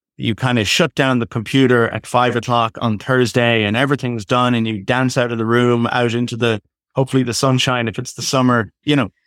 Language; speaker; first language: English; native; English